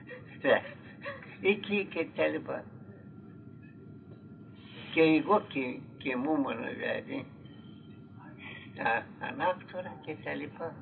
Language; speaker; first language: Greek; non-native, fluent; Russian